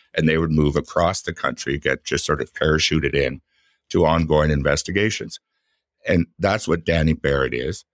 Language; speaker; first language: English; native; English